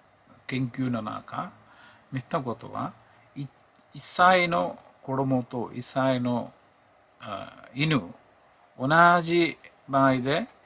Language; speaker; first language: Japanese; non-native, fluent; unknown